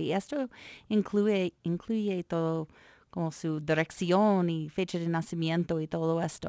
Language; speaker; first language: Spanish; non-native, fluent; English